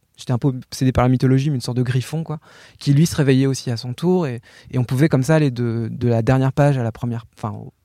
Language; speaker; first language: French; native; French